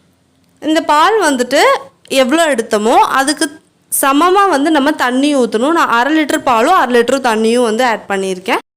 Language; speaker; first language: Tamil; native; Tamil